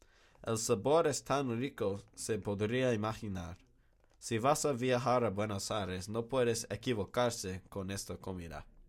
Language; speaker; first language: Spanish; non-native, learner; English